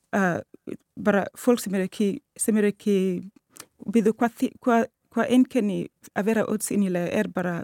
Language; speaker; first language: Icelandic; non-native, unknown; Swahili